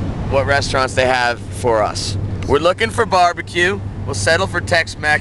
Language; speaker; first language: English; native; English